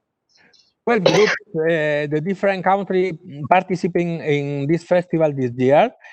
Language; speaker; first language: English; non-native, learner; Galician